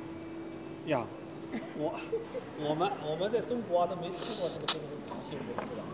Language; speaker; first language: Chinese; native; Chinese